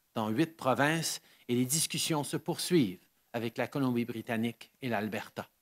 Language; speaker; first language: French; early bilingual, heritage; French